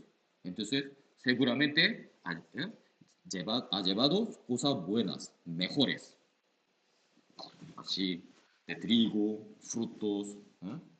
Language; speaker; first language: Spanish; non-native, learner; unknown